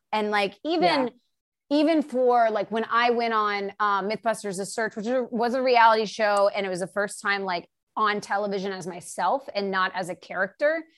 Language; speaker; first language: English; native; English